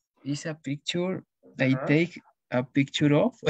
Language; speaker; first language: English; non-native, learner; Spanish